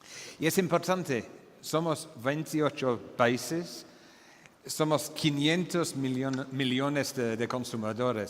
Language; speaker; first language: Spanish; non-native, fluent; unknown